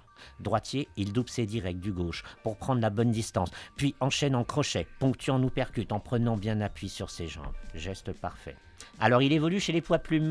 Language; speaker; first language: French; native; French